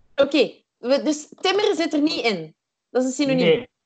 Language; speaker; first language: Dutch; native; Dutch